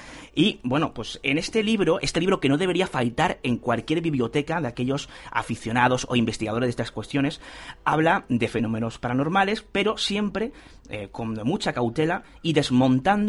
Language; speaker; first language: Spanish; native; Spanish